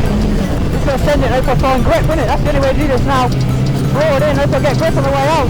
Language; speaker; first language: English; native; English